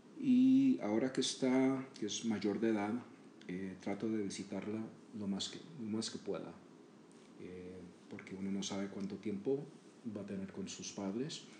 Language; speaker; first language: Spanish; native; Spanish